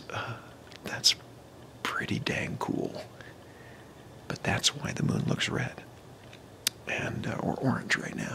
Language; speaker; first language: English; native; English